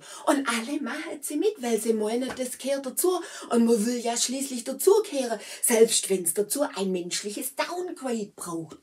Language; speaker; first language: German; native; German